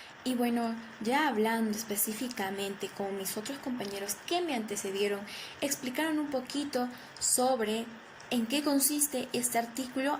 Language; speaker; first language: Spanish; native; Spanish